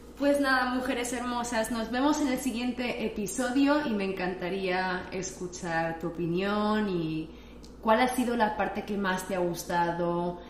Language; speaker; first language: Spanish; native; Spanish